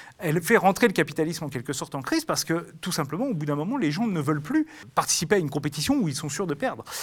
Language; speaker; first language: French; native; French